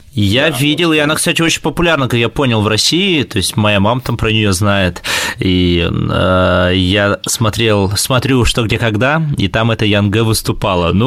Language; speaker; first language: Russian; native; Russian